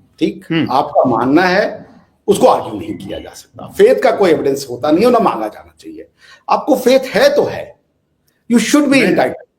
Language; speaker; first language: Hindi; native; Hindi